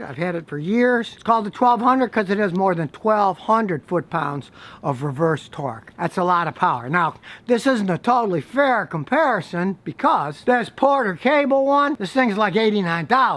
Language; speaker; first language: English; native; English